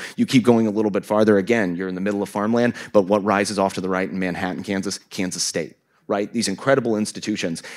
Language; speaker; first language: English; native; English